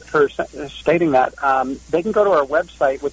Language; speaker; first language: English; native; English